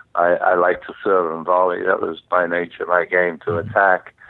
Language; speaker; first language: English; native; English